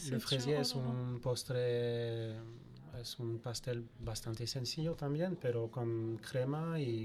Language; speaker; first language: Spanish; non-native, fluent; French